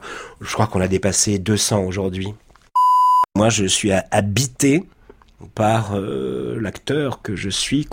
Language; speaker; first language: French; native; French